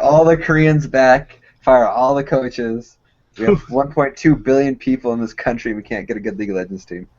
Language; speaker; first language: English; native; English